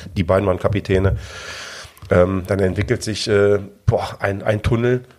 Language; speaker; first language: German; native; German